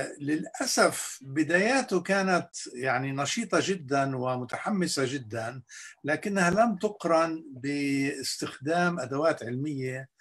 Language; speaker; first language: Arabic; native; Arabic